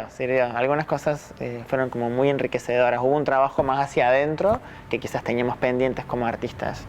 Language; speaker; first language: Spanish; native; Spanish